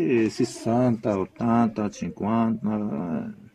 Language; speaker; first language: Italian; non-native, learner; Arabic